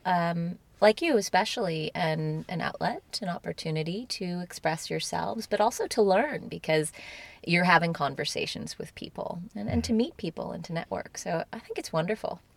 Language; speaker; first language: English; native; English